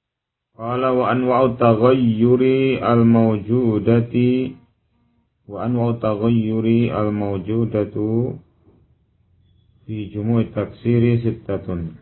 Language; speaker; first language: Arabic; non-native, fluent; Indonesian